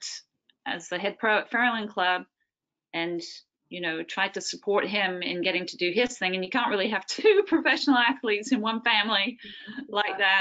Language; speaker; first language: English; native; English